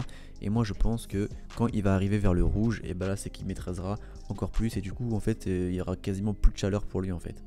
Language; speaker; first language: French; native; French